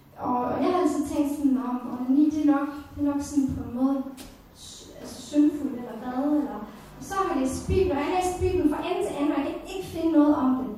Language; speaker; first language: Danish; native; Danish